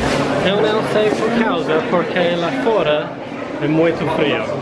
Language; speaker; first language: Portuguese; non-native, learner; English